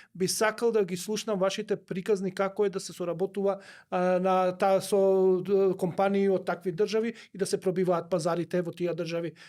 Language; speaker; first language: Macedonian; native; Macedonian